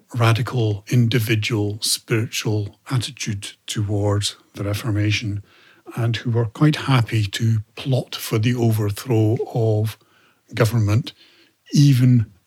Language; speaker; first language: English; native; English